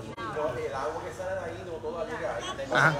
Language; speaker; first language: Spanish; native; Spanish